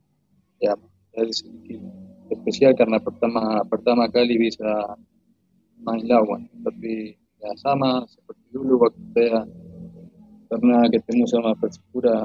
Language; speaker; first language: Indonesian; non-native, fluent; Spanish